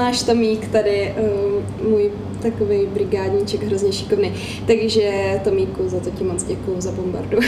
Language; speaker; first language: Czech; native; Czech